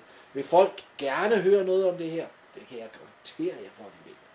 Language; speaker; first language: Danish; native; Danish